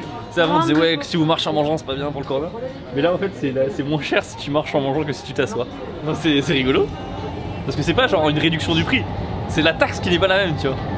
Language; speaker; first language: French; native; French